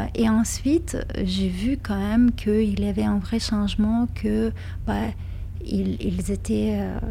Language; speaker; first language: French; non-native, fluent; Lithuanian